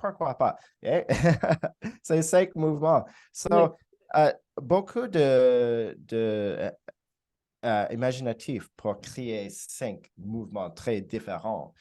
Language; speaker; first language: French; non-native, learner; English